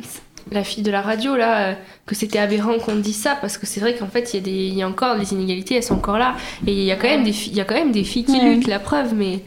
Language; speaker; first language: French; native; French